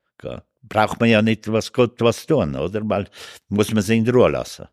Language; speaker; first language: German; native; German